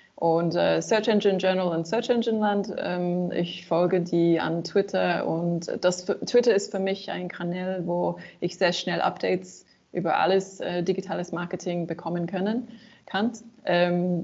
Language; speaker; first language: German; non-native, learner; English